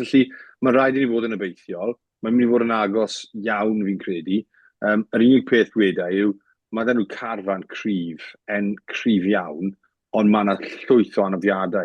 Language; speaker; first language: Welsh; native; Welsh